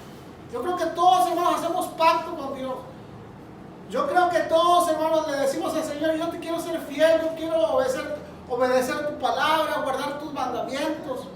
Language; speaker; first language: Spanish; native; Spanish